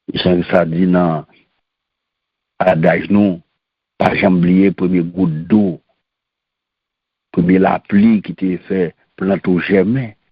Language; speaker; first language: French; non-native, local second language; Haitian Creole